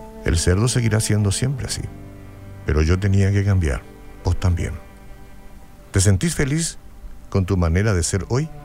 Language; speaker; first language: Spanish; native; Spanish